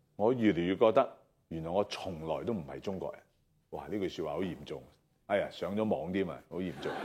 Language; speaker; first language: Chinese; non-native, local second language; Cantonese